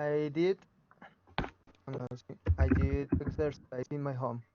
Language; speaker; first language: English; non-native, learner; Spanish